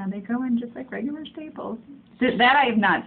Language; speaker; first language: English; native; English